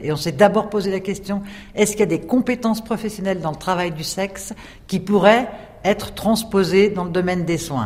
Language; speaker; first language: French; native; French